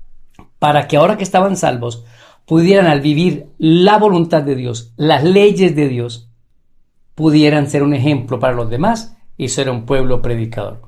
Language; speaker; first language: Spanish; native; Spanish